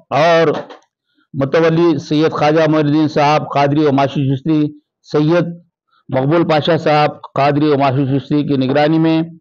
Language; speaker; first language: Urdu; native; Urdu